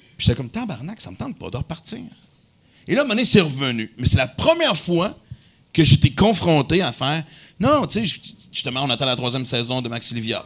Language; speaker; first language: French; native; French